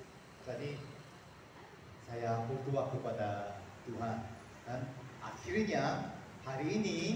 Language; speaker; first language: Indonesian; non-native, fluent; Korean